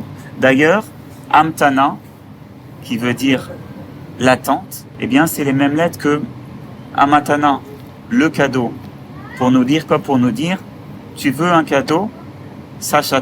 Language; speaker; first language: French; native; French